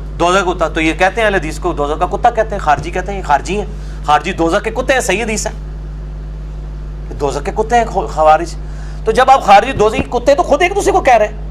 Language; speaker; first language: Urdu; non-native, local second language; Punjabi